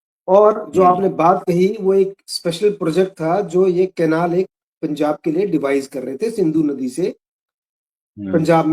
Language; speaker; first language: Hindi; native; Hindi